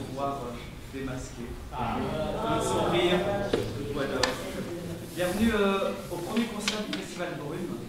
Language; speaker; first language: French; native; French